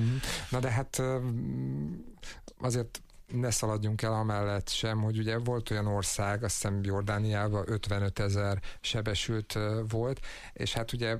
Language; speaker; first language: Hungarian; native; Hungarian